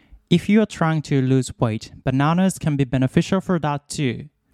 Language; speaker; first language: English; non-native, fluent; Japanese